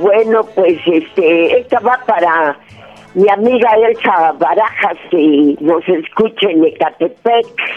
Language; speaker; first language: Spanish; native; Spanish